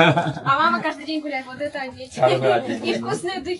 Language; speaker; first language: Russian; native; Russian